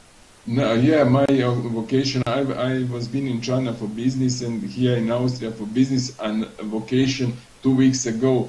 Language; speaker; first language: English; non-native, learner; Serbian